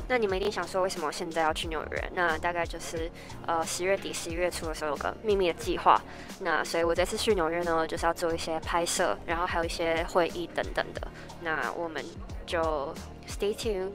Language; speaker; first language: Chinese; early bilingual, heritage; Chinese